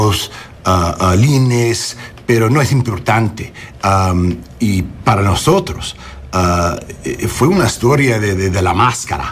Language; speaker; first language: Spanish; early bilingual, heritage; English